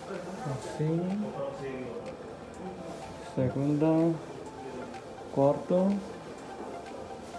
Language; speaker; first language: Spanish; non-native, learner; Korean